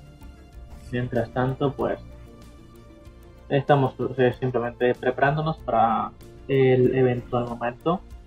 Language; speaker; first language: Spanish; native; Spanish